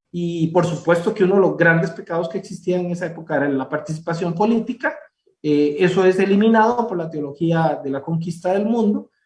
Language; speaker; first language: Spanish; native; Spanish